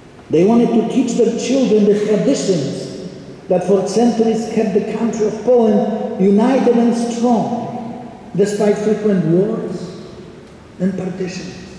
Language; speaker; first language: English; non-native, fluent; Polish